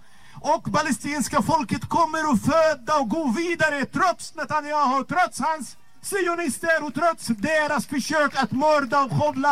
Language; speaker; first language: Swedish; non-native, fluent; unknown